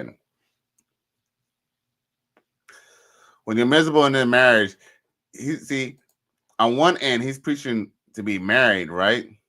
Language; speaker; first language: English; native; English